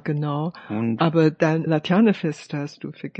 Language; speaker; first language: German; non-native, fluent; Chinese